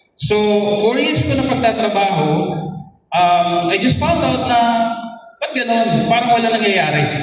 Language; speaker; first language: Filipino; non-native, local second language; Bikol